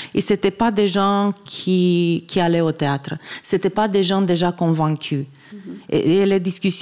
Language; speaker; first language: French; non-native, fluent; Romanian